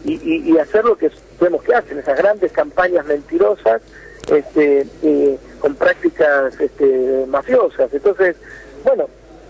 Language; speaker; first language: Spanish; native; Spanish